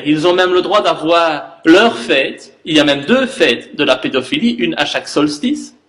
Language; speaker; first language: French; native; French